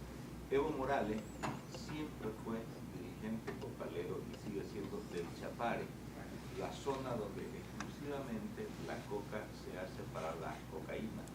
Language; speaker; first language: Spanish; native; Spanish